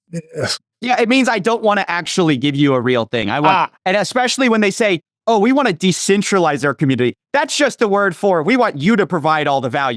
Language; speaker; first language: English; native; English